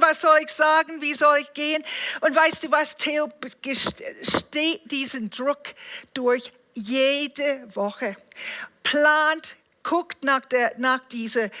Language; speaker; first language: German; non-native, fluent; English